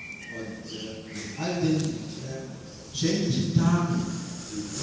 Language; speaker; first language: German; non-native, fluent; Arabic